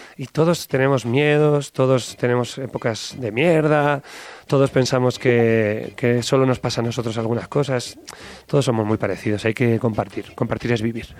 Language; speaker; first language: Spanish; native; Spanish